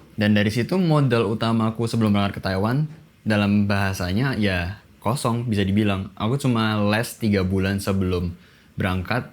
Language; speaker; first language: Indonesian; native; Indonesian